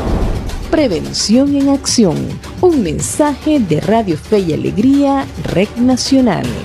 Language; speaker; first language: Spanish; native; Spanish